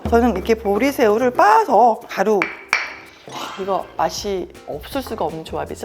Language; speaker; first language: Korean; native; Korean